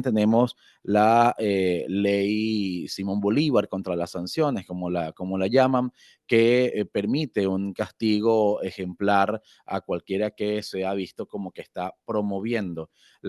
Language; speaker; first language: Spanish; native; Spanish